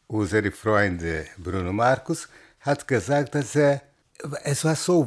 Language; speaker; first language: German; non-native, learner; Portuguese